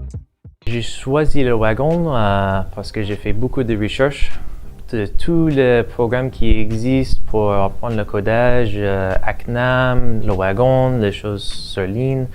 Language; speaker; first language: French; non-native, learner; English